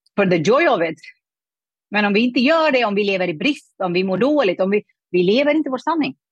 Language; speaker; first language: Swedish; non-native, fluent; Persian